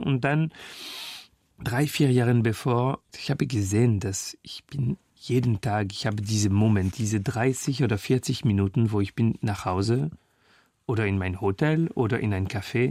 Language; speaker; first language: German; non-native, learner; French